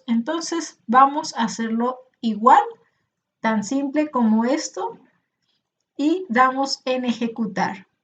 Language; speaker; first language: Spanish; native; Spanish